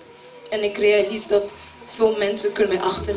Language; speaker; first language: Dutch; early bilingual, other home language; French